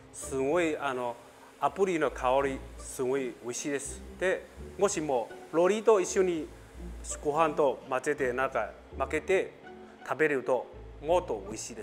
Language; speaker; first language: Japanese; non-native, learner; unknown